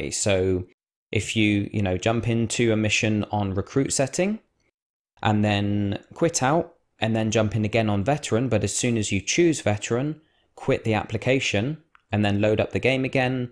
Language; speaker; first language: English; native; English